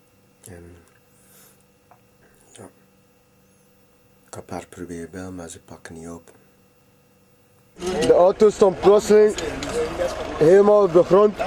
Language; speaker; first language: Dutch; non-native, fluent; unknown